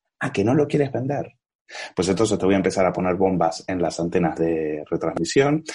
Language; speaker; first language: Spanish; native; Spanish